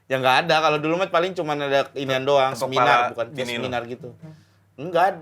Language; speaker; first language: Indonesian; native; Indonesian